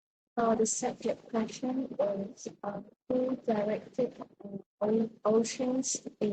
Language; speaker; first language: English; non-native, learner; Vietnamese